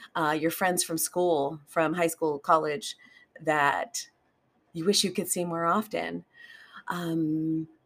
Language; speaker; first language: English; native; English